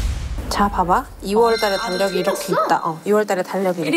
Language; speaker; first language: Korean; native; Korean